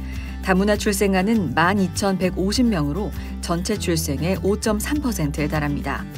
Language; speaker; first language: Korean; native; Korean